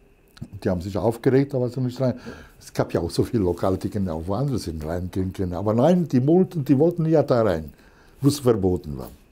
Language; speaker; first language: German; non-native, fluent; Italian